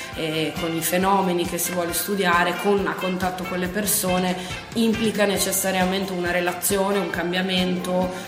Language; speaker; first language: Italian; native; Italian